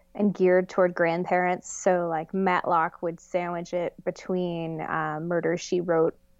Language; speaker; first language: English; native; English